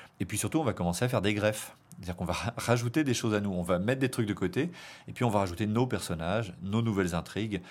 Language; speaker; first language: French; native; French